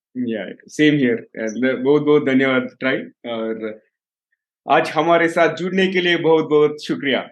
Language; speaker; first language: Hindi; non-native, local second language; Telugu